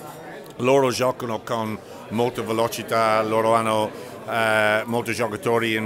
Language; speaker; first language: Italian; non-native, learner; English